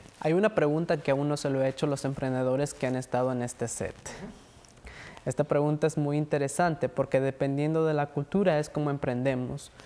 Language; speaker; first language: Spanish; native; Spanish